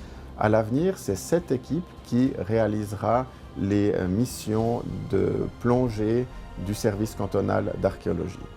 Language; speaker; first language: French; native; French